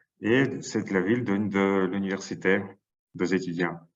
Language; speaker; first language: French; non-native, learner; Russian